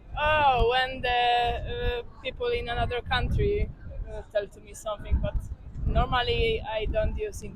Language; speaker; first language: English; non-native, learner; Polish